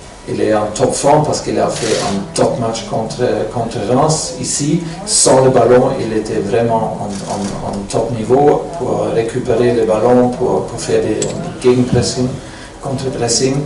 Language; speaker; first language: French; non-native, fluent; German